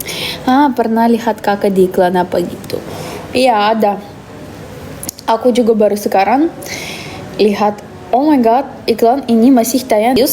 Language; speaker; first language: Indonesian; non-native, fluent; Russian